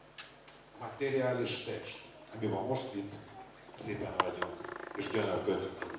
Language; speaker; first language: Hungarian; non-native, learner; Russian